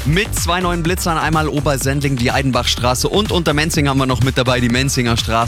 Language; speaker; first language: German; native; German